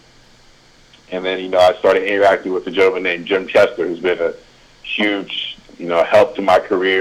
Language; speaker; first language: English; native; English